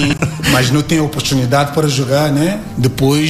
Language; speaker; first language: Portuguese; non-native, learner; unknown